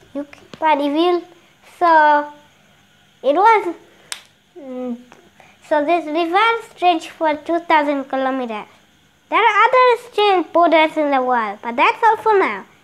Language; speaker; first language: English; non-native, local second language; Bangla